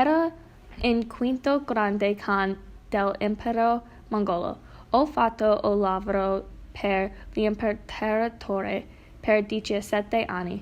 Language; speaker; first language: Italian; non-native, learner; English